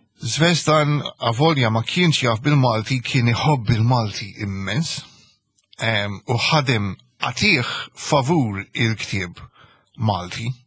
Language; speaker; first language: Maltese; early bilingual, heritage; Maltese